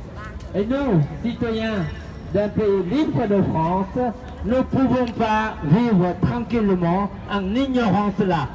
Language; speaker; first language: French; non-native, fluent; Vietnamese